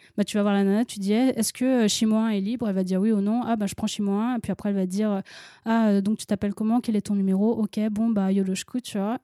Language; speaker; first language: French; native; French